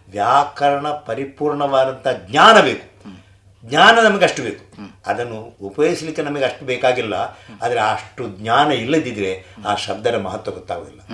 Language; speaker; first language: Kannada; non-native, local second language; Tulu